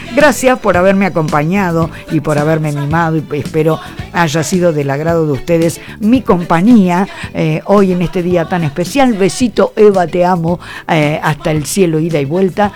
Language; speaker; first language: Spanish; native; Spanish